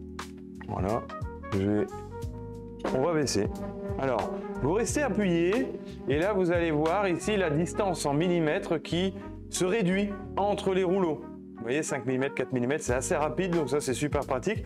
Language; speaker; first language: French; native; French